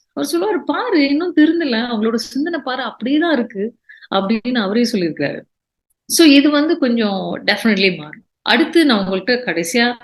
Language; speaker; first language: Tamil; early bilingual, heritage; Tamil